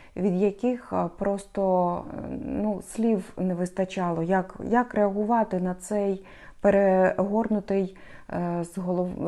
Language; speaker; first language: Ukrainian; non-native, local second language; Russian